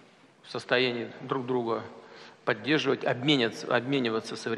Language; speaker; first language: Russian; native; Russian